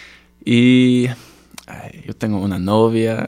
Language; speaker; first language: Spanish; non-native, learner; English